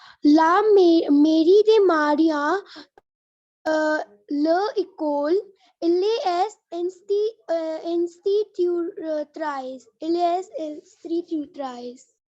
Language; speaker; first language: French; non-native, learner; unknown